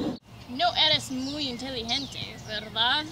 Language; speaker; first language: Spanish; non-native, learner; English